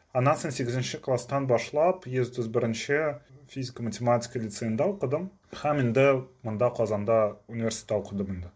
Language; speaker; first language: Tatar; native; Tatar